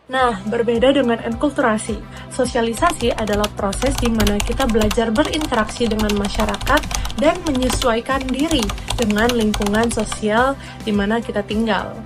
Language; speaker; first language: Indonesian; native; Indonesian